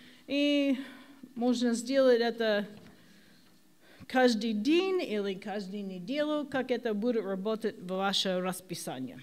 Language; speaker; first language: Russian; non-native, learner; English